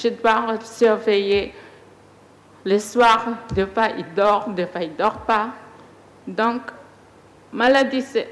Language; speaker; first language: French; non-native, learner; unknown